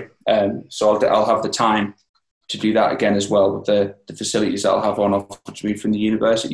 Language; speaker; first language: English; native; English